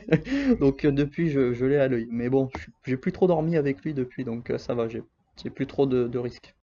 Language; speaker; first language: French; native; French